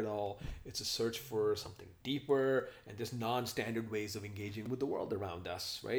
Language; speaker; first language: English; non-native, local second language; Hindi